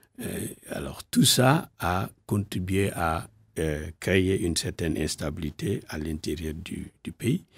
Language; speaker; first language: French; non-native, local second language; Wolof